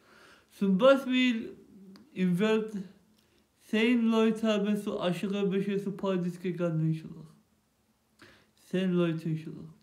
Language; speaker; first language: German; non-native, local second language; Turkish